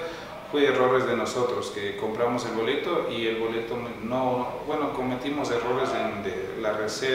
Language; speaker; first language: Spanish; native; Spanish